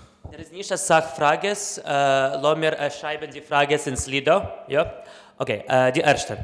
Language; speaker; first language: German; non-native, learner; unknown